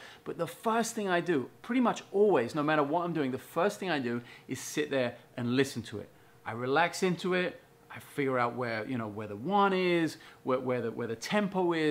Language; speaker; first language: English; native; English